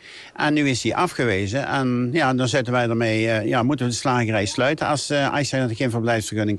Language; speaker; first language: Dutch; native; Dutch